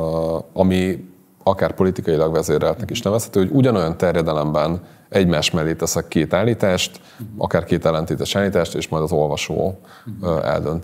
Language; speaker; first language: Hungarian; native; Hungarian